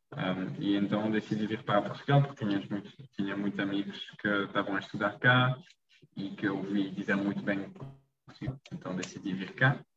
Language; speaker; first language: Portuguese; non-native, fluent; French